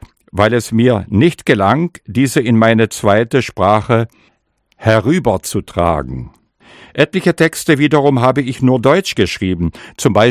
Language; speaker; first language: German; non-native, local second language; Upper Sorbian